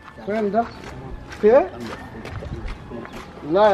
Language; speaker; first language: English; non-native, learner; Arabic